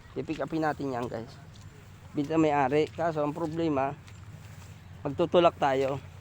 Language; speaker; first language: Filipino; non-native, local second language; Bikol